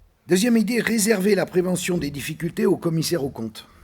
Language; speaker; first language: French; native; French